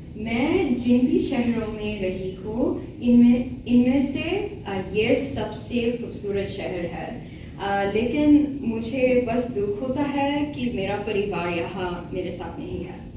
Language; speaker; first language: Hindi; non-native, learner; Bangla